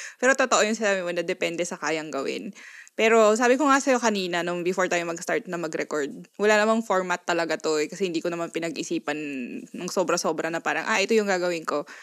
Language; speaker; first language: Filipino; non-native, local second language; Pampanga